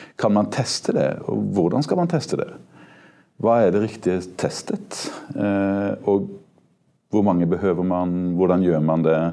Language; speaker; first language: Norwegian; native; Norwegian